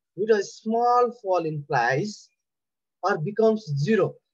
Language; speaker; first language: English; non-native, local second language; Nepali